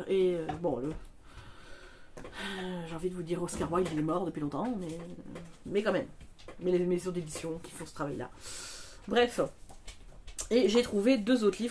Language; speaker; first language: French; native; French